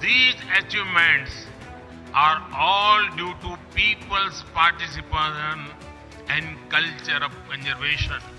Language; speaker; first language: English; non-native, local second language; Hindi